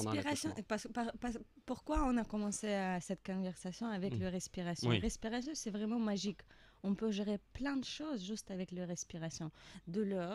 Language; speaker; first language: French; non-native, learner; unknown